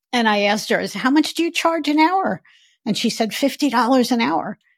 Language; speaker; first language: English; native; English